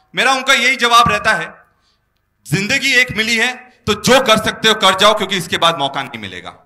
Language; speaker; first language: Hindi; native; Hindi